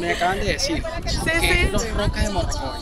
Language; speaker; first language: Spanish; native; Spanish